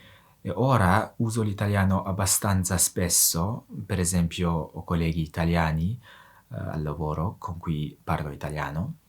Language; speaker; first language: Italian; non-native, fluent; Mongolian